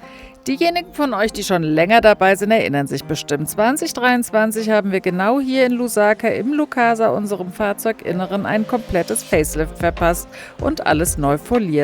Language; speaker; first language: German; native; German